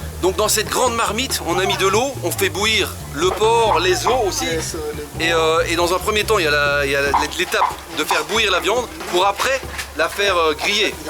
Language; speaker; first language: French; native; French